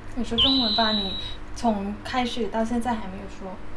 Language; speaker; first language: Chinese; non-native, learner; Thai